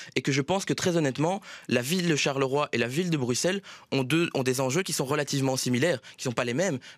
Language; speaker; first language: French; native; French